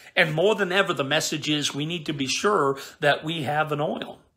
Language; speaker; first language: English; native; English